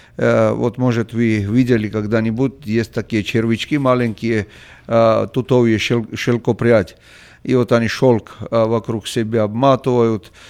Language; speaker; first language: Russian; non-native, local second language; Georgian